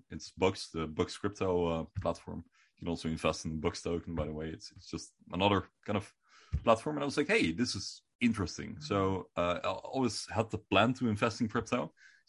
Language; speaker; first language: English; non-native, fluent; Dutch